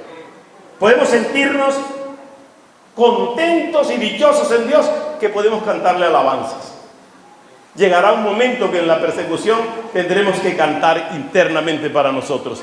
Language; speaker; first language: Spanish; native; Spanish